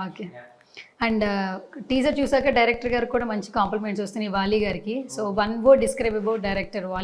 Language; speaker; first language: Telugu; native; Telugu